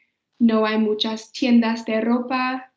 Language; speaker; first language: Spanish; non-native, learner; English